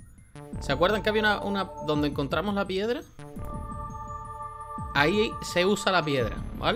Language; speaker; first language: Spanish; native; Spanish